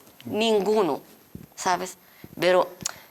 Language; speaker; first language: Spanish; non-native, learner; Arabic